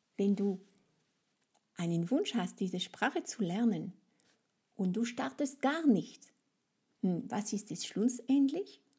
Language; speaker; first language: German; non-native, fluent; French